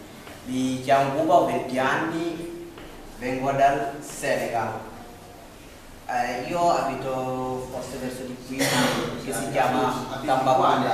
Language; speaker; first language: Italian; non-native, fluent; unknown